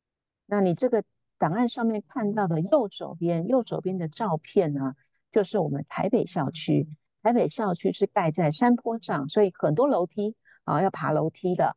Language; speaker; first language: Chinese; native; Chinese